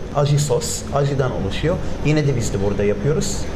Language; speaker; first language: Turkish; non-native, fluent; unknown